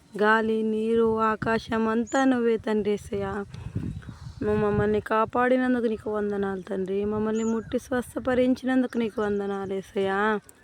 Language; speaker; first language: Telugu; non-native, local second language; Kannada